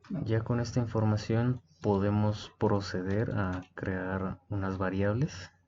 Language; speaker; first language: Spanish; native; Spanish